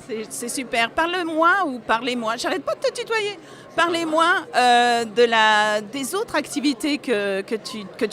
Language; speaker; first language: French; non-native, fluent; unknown